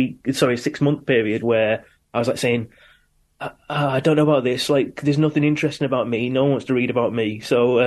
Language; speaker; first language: English; native; English